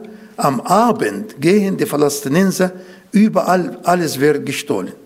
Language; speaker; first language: German; non-native, fluent; Arabic